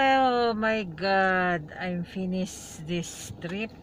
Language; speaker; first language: English; non-native, local second language; Filipino